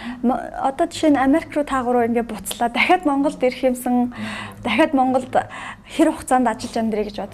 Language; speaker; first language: Mongolian; native; Mongolian